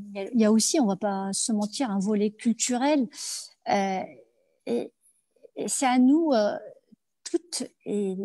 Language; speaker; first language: French; native; French